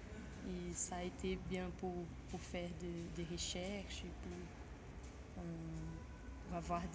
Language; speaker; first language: French; non-native, fluent; Portuguese